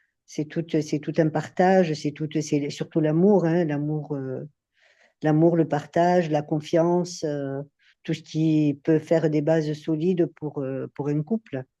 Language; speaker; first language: French; native; French